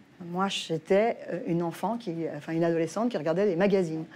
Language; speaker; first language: French; native; French